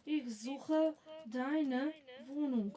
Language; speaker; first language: German; non-native, fluent; Macedonian